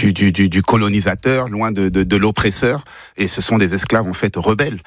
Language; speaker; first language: French; native; French